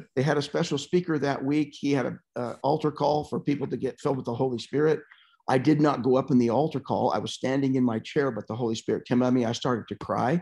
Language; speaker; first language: English; native; English